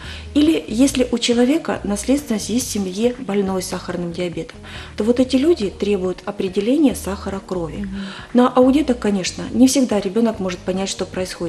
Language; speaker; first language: Russian; native; Russian